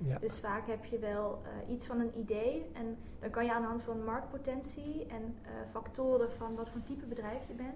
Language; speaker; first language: Dutch; native; Dutch